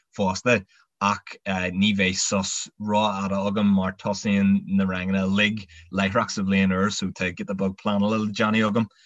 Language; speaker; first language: Irish; non-native, local second language; English